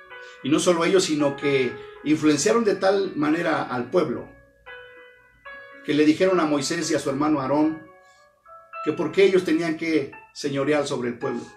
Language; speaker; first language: Spanish; native; Spanish